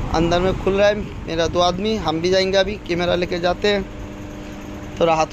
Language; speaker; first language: Hindi; non-native, local second language; Bangla